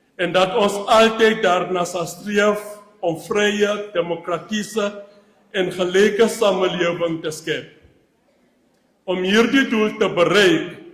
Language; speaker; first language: Afrikaans; non-native, local second language; Xhosa